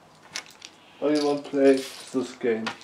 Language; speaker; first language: English; non-native, learner; German